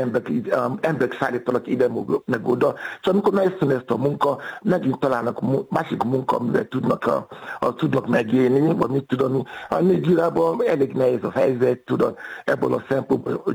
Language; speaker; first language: Hungarian; non-native, fluent; Yoruba